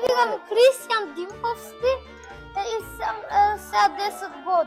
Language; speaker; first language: Macedonian; early bilingual, heritage; Macedonian